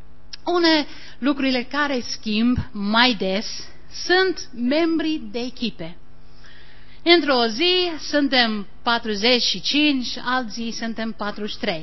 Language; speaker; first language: Romanian; non-native, learner; English